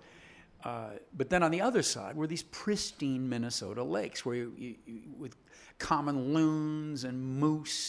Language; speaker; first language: English; native; English